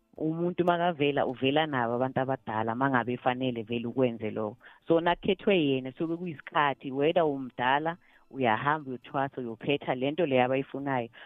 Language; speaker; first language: Zulu; non-native, local second language; South Ndebele